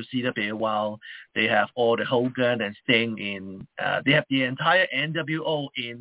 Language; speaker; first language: English; non-native, local second language; Chinese